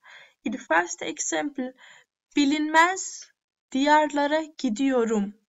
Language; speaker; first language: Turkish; early bilingual, heritage; Turkish